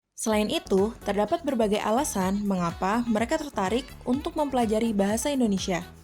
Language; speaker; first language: Indonesian; native; Indonesian